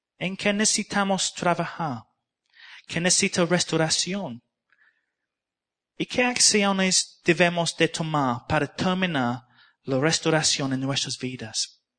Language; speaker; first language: Spanish; non-native, learner; English